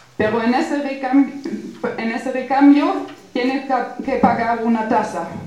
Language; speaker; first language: Spanish; non-native, fluent; German